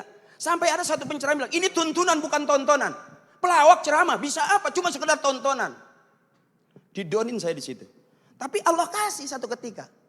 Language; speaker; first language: Malay; native; Malay